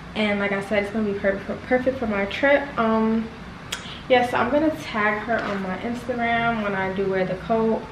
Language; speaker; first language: English; native; English